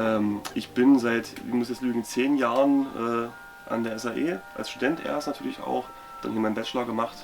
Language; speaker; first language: German; native; German